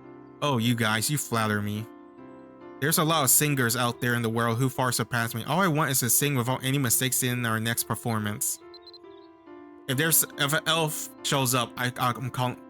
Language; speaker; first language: English; native; English